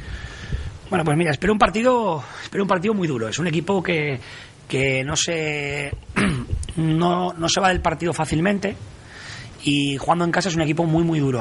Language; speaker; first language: Spanish; native; Spanish